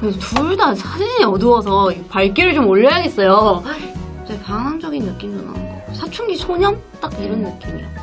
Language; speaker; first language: Korean; native; Korean